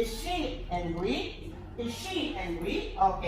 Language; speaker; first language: English; non-native, fluent; Indonesian